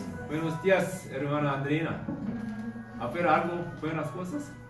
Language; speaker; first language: Spanish; non-native, learner; Korean